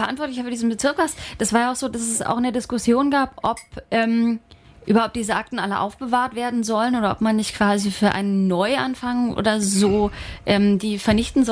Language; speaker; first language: German; native; German